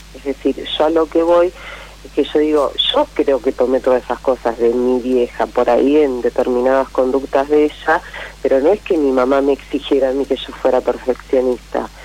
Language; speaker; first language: Spanish; native; Spanish